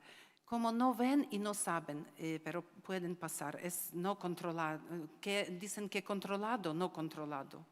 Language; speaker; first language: Spanish; non-native, learner; Ukrainian